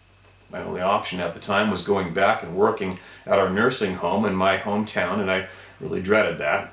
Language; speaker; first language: English; native; English